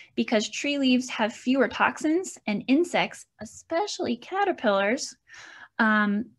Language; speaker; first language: English; native; English